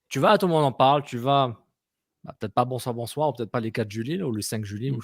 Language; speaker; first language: French; native; French